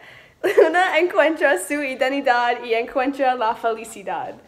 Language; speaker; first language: Spanish; non-native, learner; English